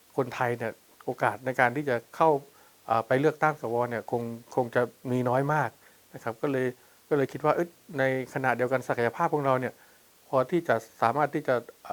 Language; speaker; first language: Thai; native; Thai